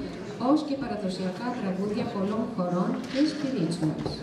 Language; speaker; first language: Greek; native; Greek